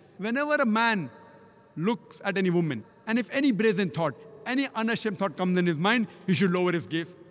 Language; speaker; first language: English; non-native, local second language; Konkani